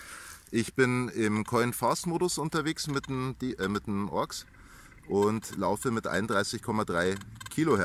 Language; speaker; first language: German; native; German